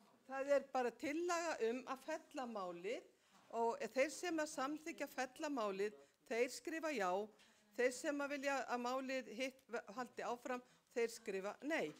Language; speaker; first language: Icelandic; native; Icelandic